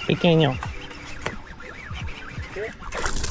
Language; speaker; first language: Spanish; non-native, learner; Japanese